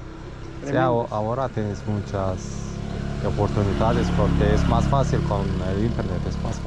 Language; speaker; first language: Spanish; non-native, learner; Romanian